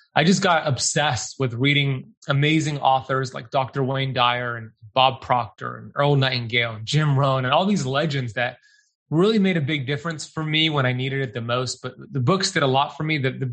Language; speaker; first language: English; native; English